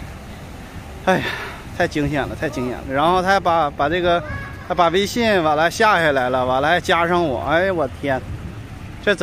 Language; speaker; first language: Chinese; native; Chinese